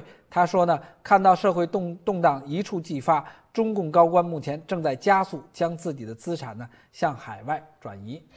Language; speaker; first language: Chinese; native; Chinese